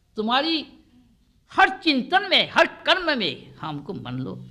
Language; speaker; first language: Hindi; non-native, local second language; Bangla